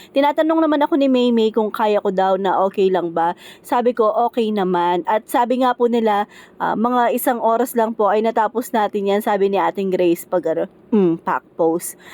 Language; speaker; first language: Filipino; non-native, local second language; Pampanga